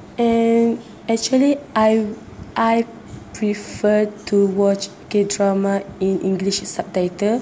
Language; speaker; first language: English; non-native, learner; Malay